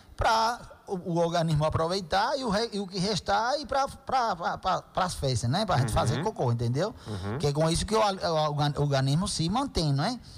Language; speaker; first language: Portuguese; non-native, fluent; Spanish